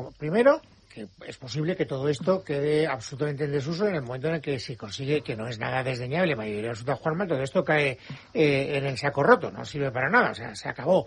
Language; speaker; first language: Spanish; native; Spanish